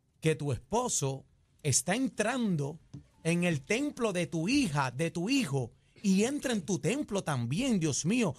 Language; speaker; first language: Spanish; native; Spanish